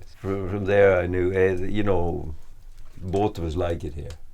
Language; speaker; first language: English; native; English